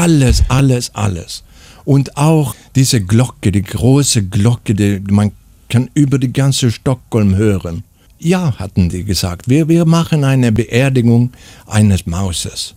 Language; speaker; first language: German; non-native, fluent; Swedish